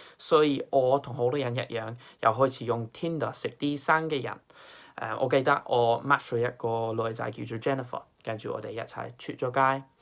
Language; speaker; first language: Cantonese; non-native, fluent; English